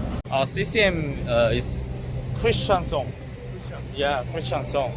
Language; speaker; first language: English; non-native, learner; Korean